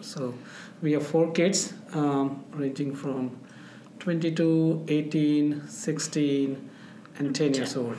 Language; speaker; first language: English; non-native, local second language; Marathi